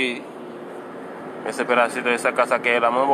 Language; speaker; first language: Spanish; non-native, learner; Haitian Creole